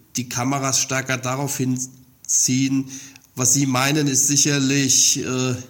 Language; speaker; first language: German; native; German